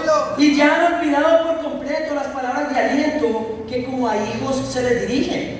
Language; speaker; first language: Spanish; native; Spanish